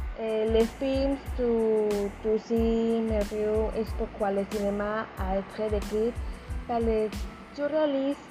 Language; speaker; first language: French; non-native, learner; Spanish